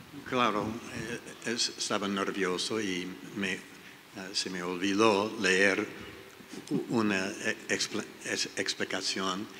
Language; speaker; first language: Spanish; non-native, learner; English